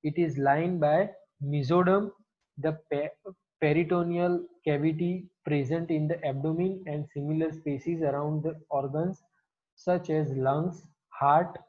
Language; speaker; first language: English; non-native, local second language; Gujarati